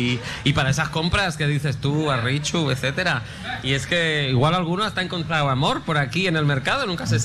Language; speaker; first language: Spanish; native; Spanish